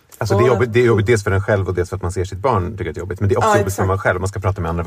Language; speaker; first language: Swedish; native; Swedish